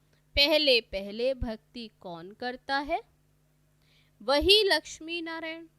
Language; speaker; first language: Hindi; native; Hindi